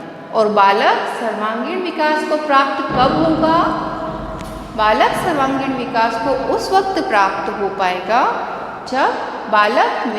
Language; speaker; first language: Hindi; native; Hindi